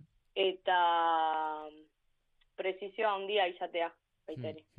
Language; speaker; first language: Basque; non-native, local second language; Spanish